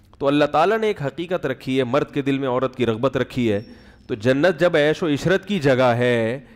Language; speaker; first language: Urdu; native; Urdu